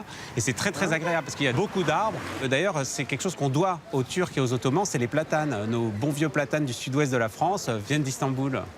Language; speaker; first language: French; native; French